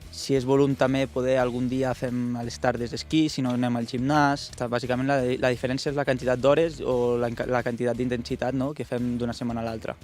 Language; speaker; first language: Catalan; native; Catalan